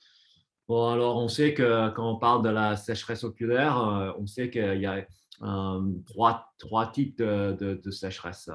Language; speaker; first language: French; non-native, fluent; English